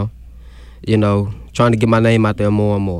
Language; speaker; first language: English; native; English